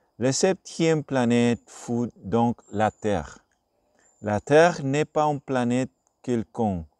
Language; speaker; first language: French; non-native, learner; Spanish